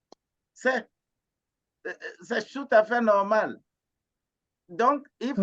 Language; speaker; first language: French; non-native, local second language; Ewe